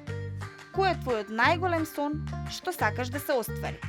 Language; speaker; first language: Macedonian; native; Macedonian